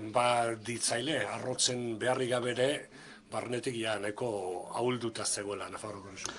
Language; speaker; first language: Basque; native; Basque